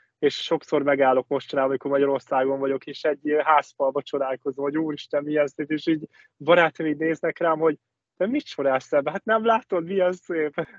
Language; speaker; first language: Hungarian; native; Hungarian